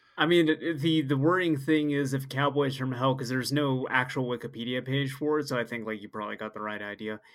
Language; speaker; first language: English; native; English